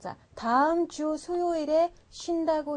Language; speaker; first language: Korean; non-native, fluent; Mongolian